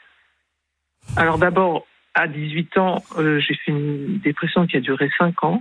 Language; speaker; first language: French; early bilingual, other home language; Spanish